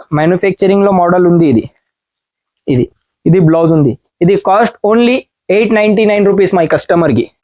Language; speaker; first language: Telugu; non-native, learner; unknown